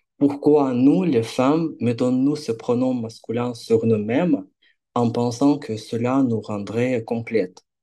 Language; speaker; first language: French; non-native, fluent; Ukrainian